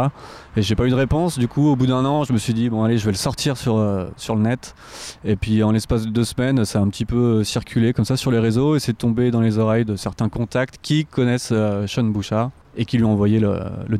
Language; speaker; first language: French; native; French